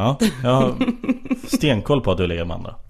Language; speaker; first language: Swedish; native; Swedish